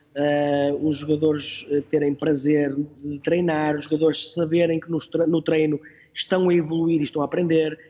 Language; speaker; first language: Portuguese; native; Portuguese